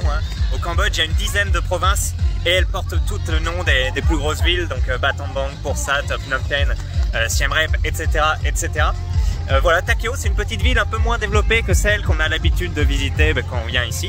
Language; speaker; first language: French; native; French